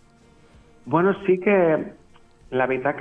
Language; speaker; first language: Catalan; non-native, local second language; Spanish